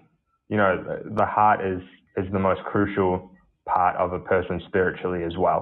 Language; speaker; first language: English; native; English